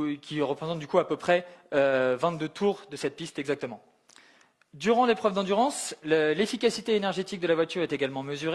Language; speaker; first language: French; native; French